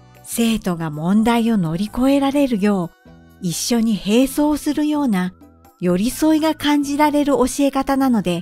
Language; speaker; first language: Japanese; native; Japanese